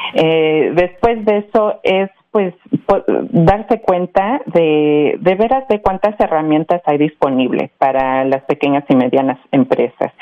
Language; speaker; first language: Spanish; early bilingual, heritage; Spanish